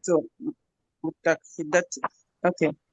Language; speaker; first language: Arabic; non-native, learner; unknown